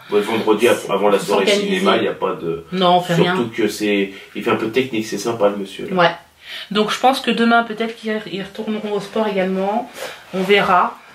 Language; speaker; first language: French; native; French